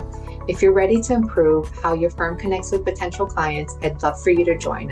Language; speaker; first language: English; native; English